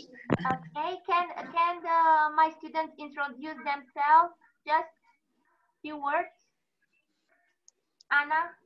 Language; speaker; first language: English; non-native, fluent; Romanian